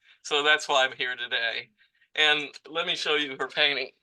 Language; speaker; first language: English; native; English